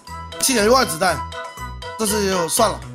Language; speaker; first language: Chinese; native; Chinese